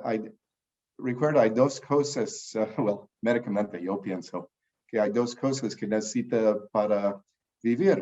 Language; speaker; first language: Spanish; non-native, learner; English